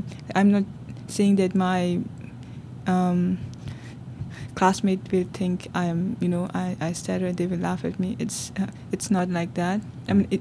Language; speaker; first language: English; non-native, local second language; Tibetan